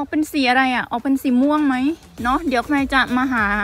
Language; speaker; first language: Thai; native; Thai